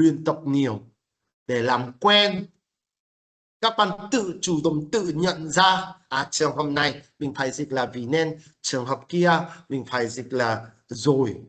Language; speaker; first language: Vietnamese; non-native, fluent; Korean